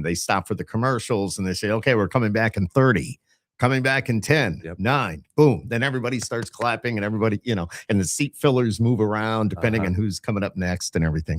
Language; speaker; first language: English; native; English